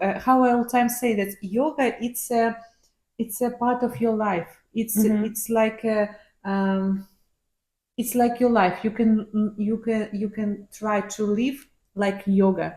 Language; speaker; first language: English; non-native, learner; Ukrainian